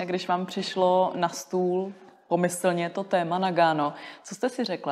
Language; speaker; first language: Czech; native; Czech